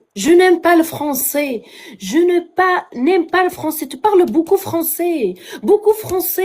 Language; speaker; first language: French; non-native, learner; Arabic